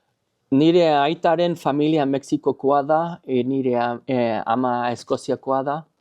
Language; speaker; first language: Basque; non-native, learner; English